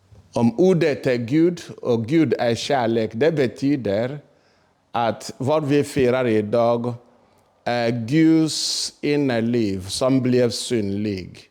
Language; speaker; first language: Swedish; non-native, fluent; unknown